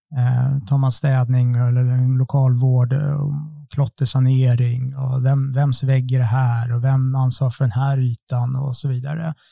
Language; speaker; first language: Swedish; native; Swedish